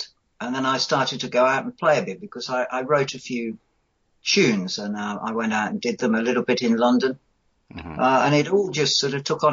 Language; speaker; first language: English; native; English